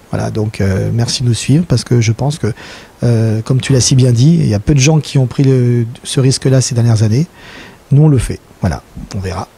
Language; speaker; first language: French; native; French